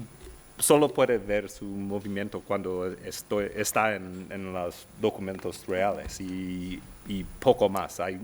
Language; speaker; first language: Spanish; non-native, learner; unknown